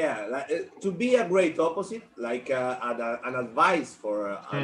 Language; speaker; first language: English; non-native, learner; Spanish